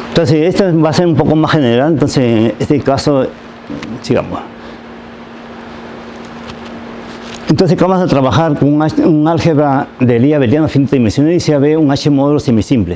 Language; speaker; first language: Spanish; native; Spanish